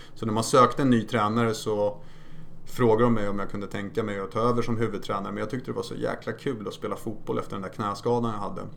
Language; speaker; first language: Swedish; early bilingual, other home language; Polish